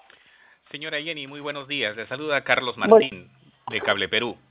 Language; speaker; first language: Spanish; native; Spanish